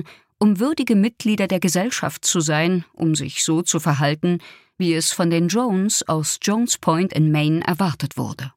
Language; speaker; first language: German; native; German